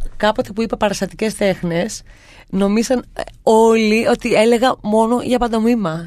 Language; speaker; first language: Greek; native; Greek